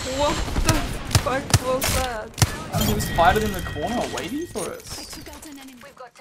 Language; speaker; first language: English; native; English